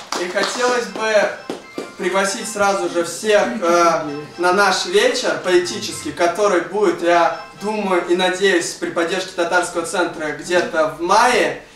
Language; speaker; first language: Russian; native; Russian